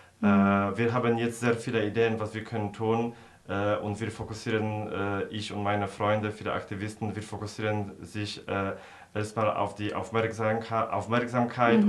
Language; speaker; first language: German; non-native, fluent; Polish